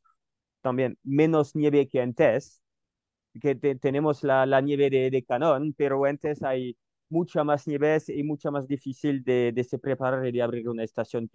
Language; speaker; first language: Spanish; non-native, learner; French